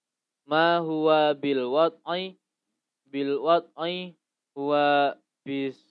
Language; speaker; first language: Arabic; non-native, learner; Indonesian